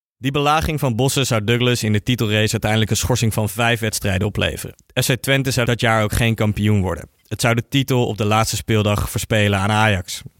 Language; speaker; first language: Dutch; native; Dutch